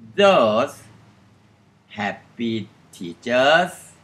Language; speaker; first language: English; non-native, learner; Thai